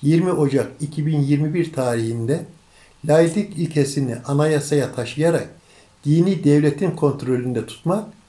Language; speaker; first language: Turkish; native; Turkish